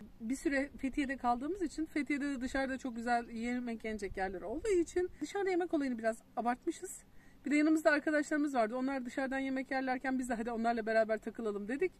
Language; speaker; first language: Turkish; native; Turkish